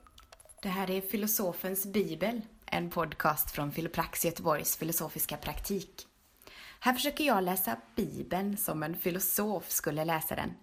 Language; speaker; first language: Swedish; native; Swedish